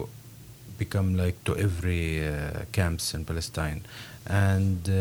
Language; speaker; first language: English; non-native, learner; Arabic